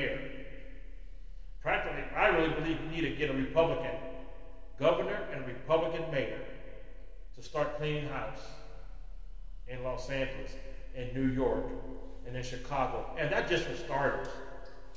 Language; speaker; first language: English; native; English